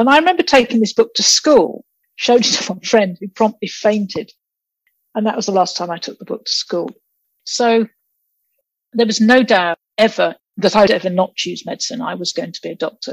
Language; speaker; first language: English; native; English